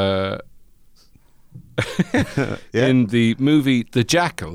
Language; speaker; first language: English; native; English